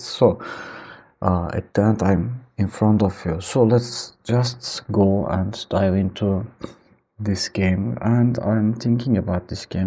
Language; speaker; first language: English; non-native, fluent; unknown